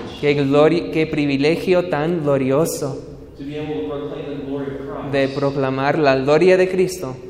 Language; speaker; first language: Spanish; non-native, learner; English